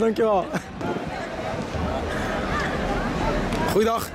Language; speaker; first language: Dutch; native; Dutch